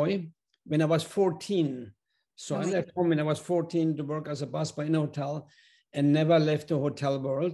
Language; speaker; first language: English; non-native, fluent; German